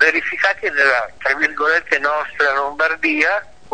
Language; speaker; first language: Italian; native; Italian